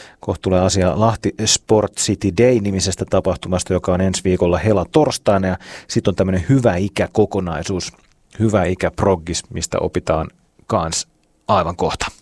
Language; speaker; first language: Finnish; native; Finnish